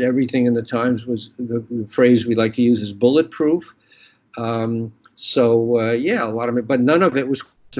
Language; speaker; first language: English; native; English